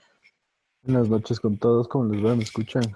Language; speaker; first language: Spanish; native; Spanish